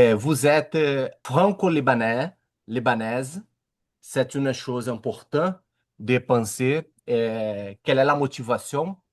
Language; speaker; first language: French; non-native, learner; Portuguese